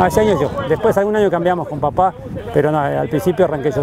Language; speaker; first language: Spanish; native; Spanish